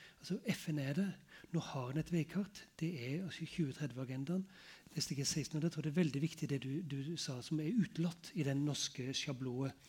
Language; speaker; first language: Norwegian; native; Norwegian